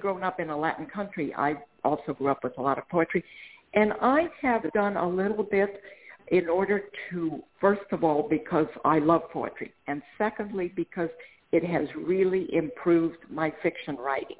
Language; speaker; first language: English; non-native, fluent; Spanish